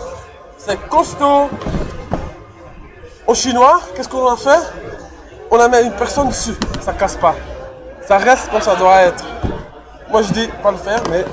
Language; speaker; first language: French; non-native, learner; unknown